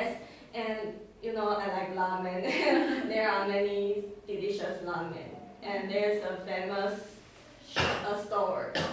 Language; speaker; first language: English; non-native, learner; Chinese